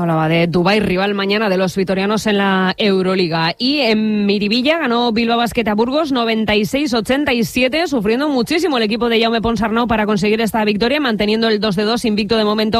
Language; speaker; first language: Spanish; native; Spanish